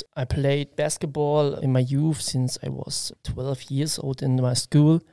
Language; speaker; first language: English; non-native, learner; German